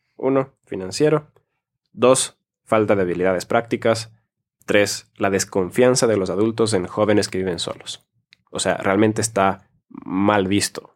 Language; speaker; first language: Spanish; early bilingual, heritage; Spanish